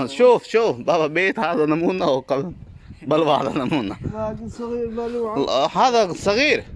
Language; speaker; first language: Arabic; non-native, learner; Punjabi